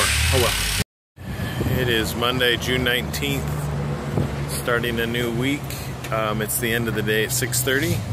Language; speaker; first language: English; native; English